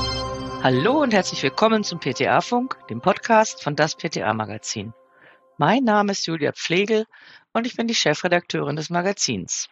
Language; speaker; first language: German; native; German